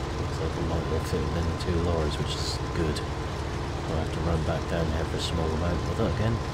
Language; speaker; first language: English; native; English